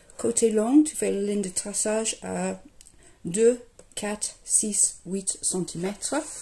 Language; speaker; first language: French; non-native, fluent; English